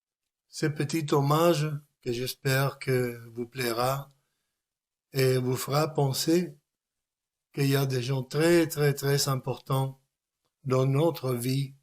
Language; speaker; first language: French; non-native, fluent; Spanish